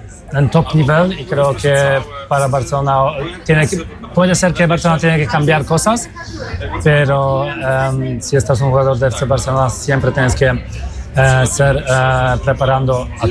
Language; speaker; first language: Spanish; non-native, learner; Polish